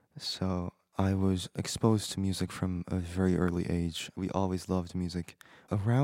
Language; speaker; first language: English; non-native, fluent; Korean